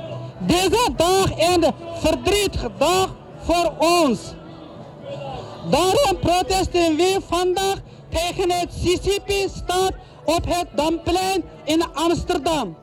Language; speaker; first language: Dutch; non-native, learner; Uyghur